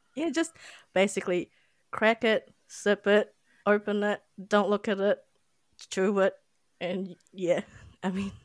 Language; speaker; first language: English; non-native, local second language; Filipino